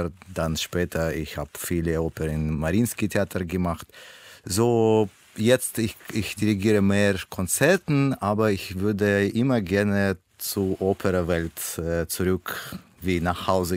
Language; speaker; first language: German; non-native, learner; Russian